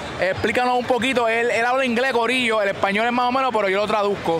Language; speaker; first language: Spanish; native; Spanish